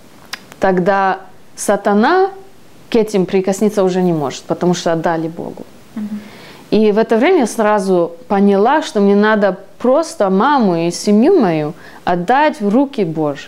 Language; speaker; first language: Russian; early bilingual, heritage; Russian